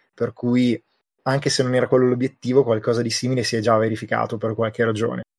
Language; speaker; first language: Italian; native; Italian